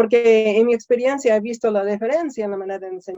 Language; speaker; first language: Spanish; non-native, fluent; English